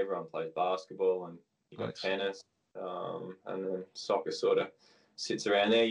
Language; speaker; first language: English; native; English